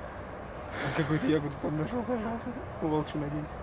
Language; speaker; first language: Russian; native; Russian